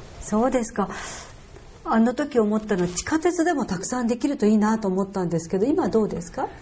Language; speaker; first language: Japanese; native; Japanese